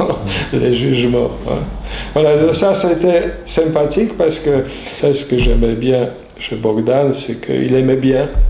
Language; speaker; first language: French; non-native, fluent; Polish